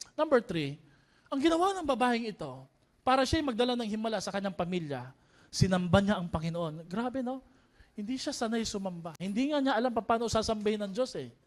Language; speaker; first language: Filipino; native; Filipino